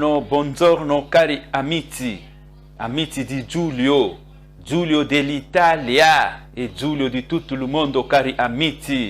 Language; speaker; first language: Italian; non-native, fluent; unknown